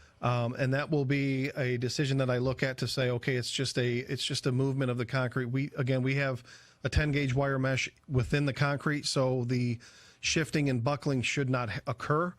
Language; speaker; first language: English; native; English